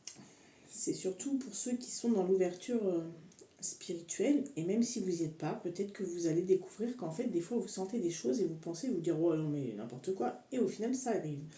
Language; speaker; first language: French; native; French